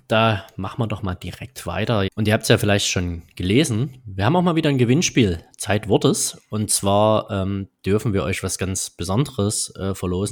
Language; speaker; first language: German; native; German